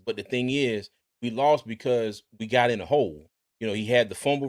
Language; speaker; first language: English; native; English